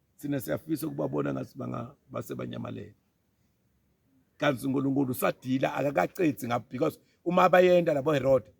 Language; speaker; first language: Zulu; non-native, local second language; Swati